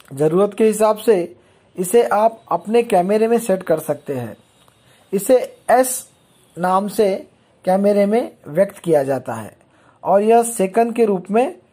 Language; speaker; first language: Hindi; non-native, local second language; Marathi